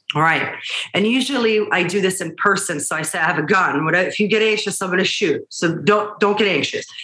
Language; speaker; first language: English; early bilingual, other home language; Hebrew